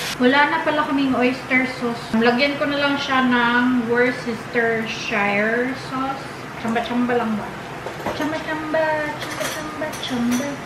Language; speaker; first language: Filipino; non-native, local second language; Cebuano